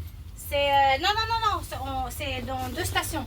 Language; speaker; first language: French; native; French